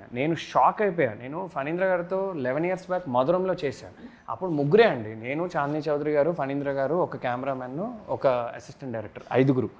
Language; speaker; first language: Telugu; native; Telugu